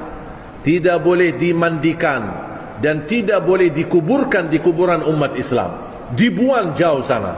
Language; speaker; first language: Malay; non-native, fluent; Arabic